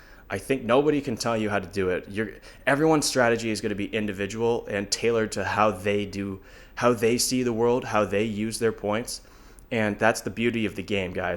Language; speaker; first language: English; native; English